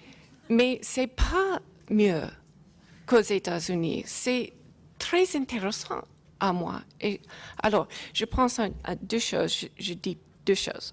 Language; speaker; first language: French; non-native, learner; English